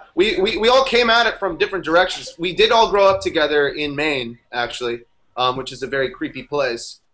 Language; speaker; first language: English; native; English